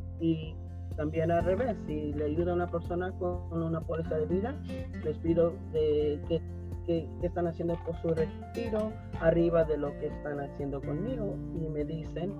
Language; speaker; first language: Spanish; early bilingual, heritage; Spanish